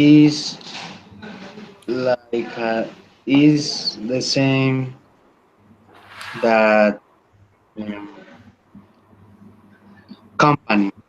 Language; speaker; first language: English; non-native, learner; Spanish